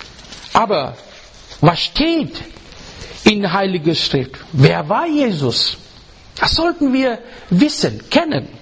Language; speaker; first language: German; non-native, fluent; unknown